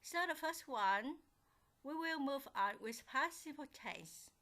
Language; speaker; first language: English; non-native, fluent; Vietnamese